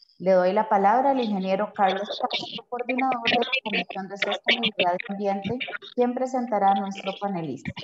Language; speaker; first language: Spanish; native; Spanish